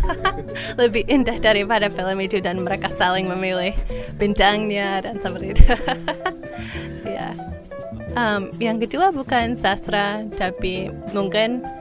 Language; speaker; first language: Indonesian; non-native, fluent; English